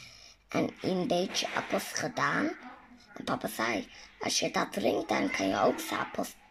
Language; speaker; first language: Dutch; early bilingual, other home language; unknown